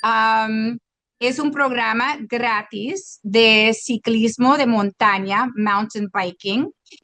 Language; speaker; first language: Spanish; non-native, local second language; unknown